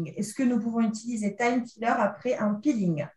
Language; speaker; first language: Spanish; native; Spanish